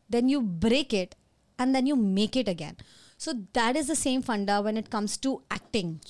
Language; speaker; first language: English; non-native, local second language; Hindi